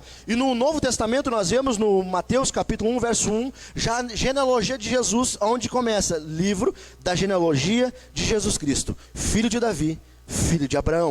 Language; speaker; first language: Portuguese; native; Portuguese